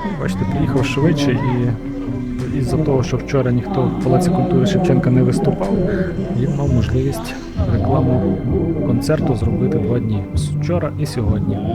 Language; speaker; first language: Ukrainian; native; Ukrainian